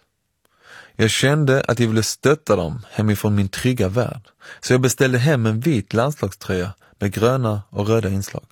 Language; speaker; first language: Swedish; early bilingual, other home language; Persian